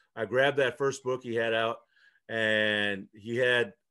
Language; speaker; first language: English; early bilingual, other home language; Spanish